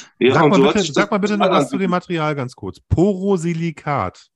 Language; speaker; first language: German; native; German